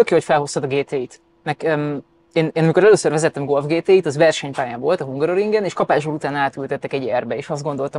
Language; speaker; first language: Hungarian; native; Hungarian